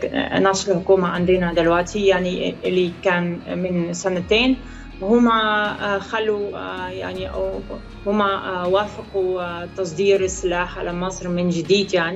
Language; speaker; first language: Arabic; non-native, fluent; Dutch